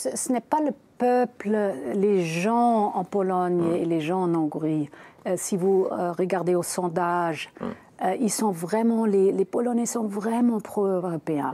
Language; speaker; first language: French; non-native, fluent; German